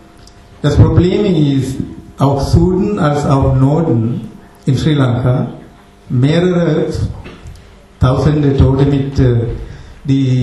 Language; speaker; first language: German; non-native, fluent; Tamil